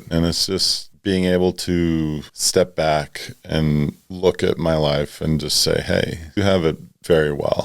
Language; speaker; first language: English; native; English